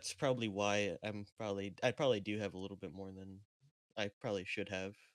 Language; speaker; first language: English; native; English